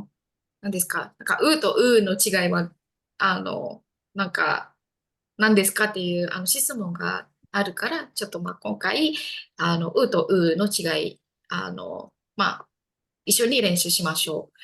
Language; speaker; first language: Japanese; non-native, fluent; Indonesian